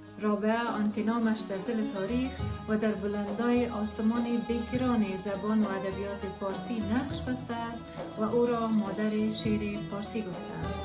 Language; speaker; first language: Persian; native; Persian